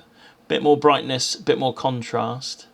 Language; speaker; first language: English; native; English